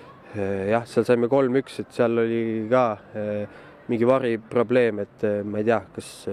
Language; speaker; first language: Estonian; native; Estonian